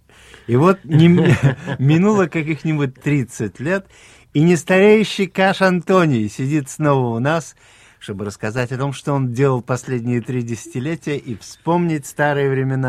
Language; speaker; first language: Russian; native; Russian